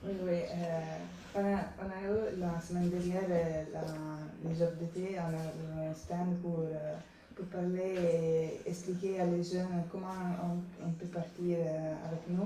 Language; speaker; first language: French; non-native, learner; Italian